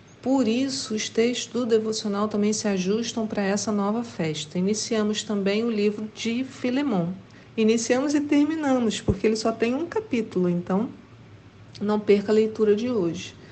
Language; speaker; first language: Portuguese; native; Portuguese